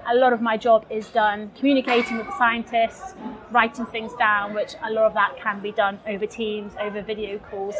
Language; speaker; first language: English; native; English